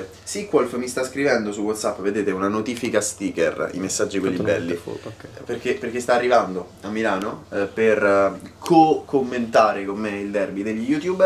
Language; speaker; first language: Italian; native; Italian